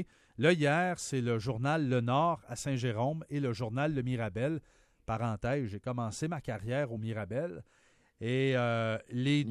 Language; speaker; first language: French; native; French